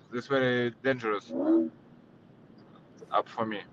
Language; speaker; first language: English; non-native, learner; Russian